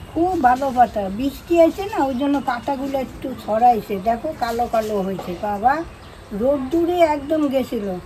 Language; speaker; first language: Bangla; native; Bangla